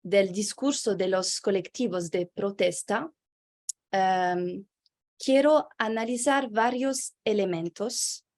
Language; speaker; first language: Spanish; non-native, fluent; French